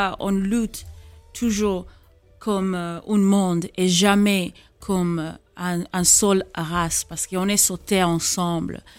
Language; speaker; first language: French; non-native, fluent; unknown